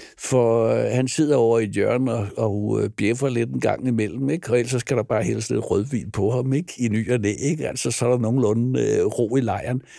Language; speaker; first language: Danish; native; Danish